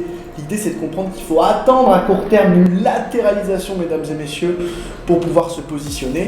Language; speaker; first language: French; native; French